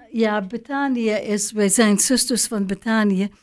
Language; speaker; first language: Dutch; non-native, fluent; English